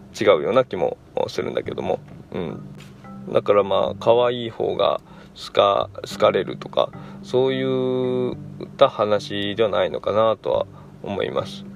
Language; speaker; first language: Japanese; native; Japanese